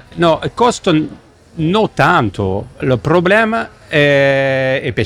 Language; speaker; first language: Italian; non-native, learner; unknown